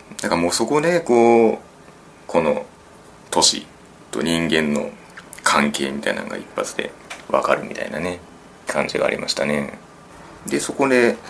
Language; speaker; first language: Japanese; native; Japanese